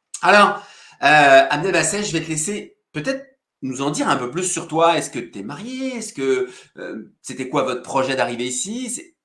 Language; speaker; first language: French; native; French